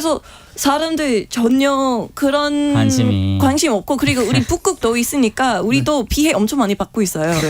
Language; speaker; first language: Korean; non-native, fluent; English